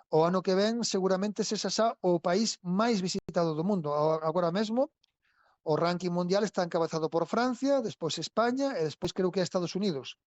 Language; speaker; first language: Galician; native; Galician